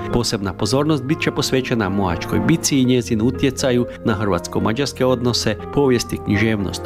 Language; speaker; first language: Croatian; early bilingual, heritage; Croatian